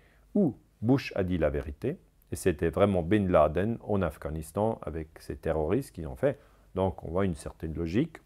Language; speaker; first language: French; non-native, local second language; German